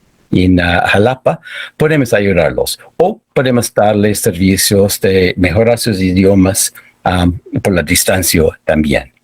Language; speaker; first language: Spanish; non-native, fluent; English